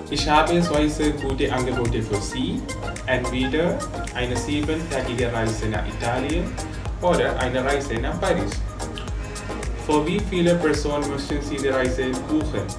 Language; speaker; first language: German; non-native, learner; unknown